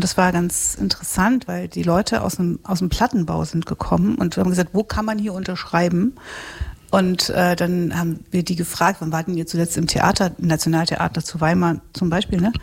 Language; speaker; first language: German; native; German